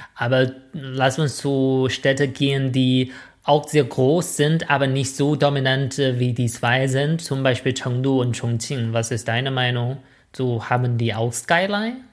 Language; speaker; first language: German; non-native, fluent; Chinese